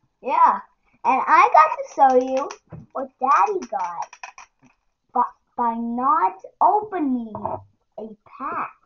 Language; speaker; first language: English; native; English